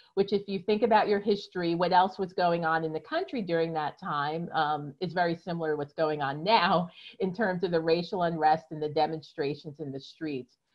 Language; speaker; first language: English; native; English